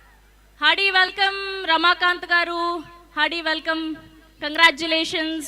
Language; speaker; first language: Telugu; native; Telugu